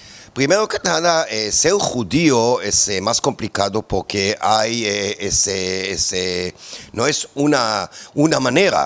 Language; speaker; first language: Spanish; non-native, fluent; Hebrew